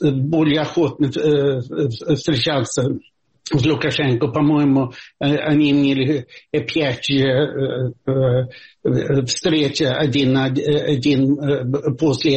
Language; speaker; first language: Russian; non-native, fluent; Swedish